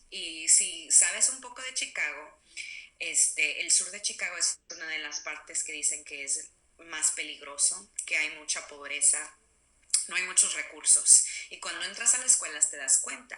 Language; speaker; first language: Spanish; early bilingual, other home language; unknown